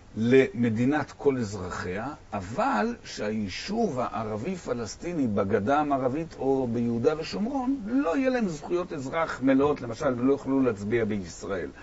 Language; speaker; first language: Hebrew; native; Hebrew